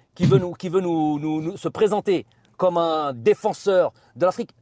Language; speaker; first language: French; native; French